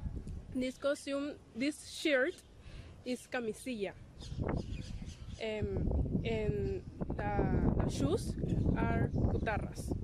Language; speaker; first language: English; non-native, learner; Spanish